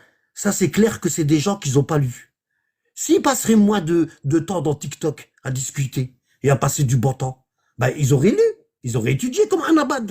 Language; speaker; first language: French; native; French